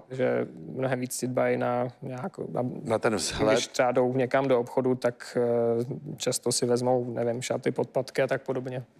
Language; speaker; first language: Czech; non-native, fluent; Ukrainian